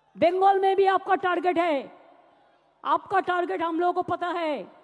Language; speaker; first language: Hindi; non-native, local second language; Bangla